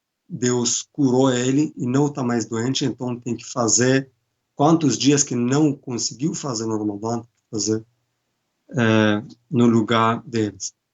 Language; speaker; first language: Portuguese; non-native, fluent; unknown